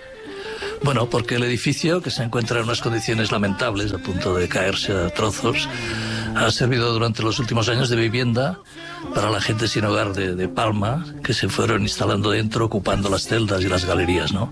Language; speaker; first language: Spanish; native; Spanish